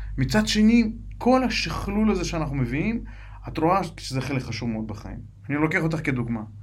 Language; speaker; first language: Hebrew; non-native, fluent; Russian